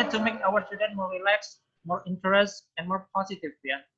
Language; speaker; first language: English; non-native, fluent; Indonesian